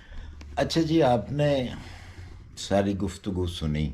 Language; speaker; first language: Urdu; native; Urdu